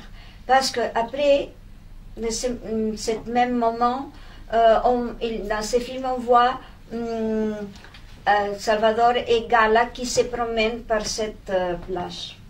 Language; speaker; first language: French; non-native, fluent; Spanish